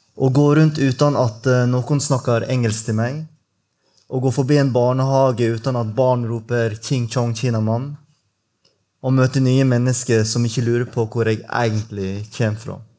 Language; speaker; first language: Norwegian; native; Norwegian